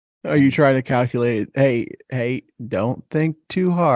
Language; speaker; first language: English; native; English